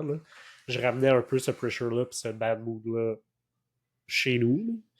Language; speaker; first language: French; native; French